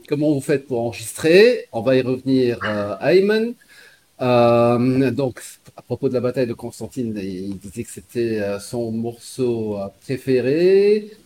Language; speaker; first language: French; non-native, local second language; Arabic